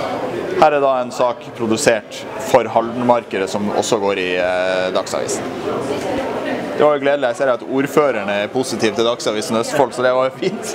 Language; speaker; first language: Norwegian; native; Norwegian